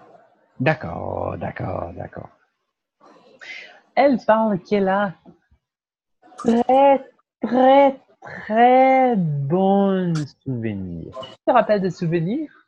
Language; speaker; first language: French; non-native, fluent; Portuguese